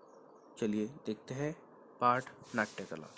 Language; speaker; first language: Hindi; non-native, local second language; Marathi